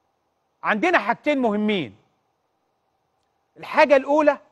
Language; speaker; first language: Arabic; native; Arabic